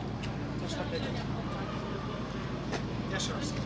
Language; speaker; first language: Polish; non-native, learner; English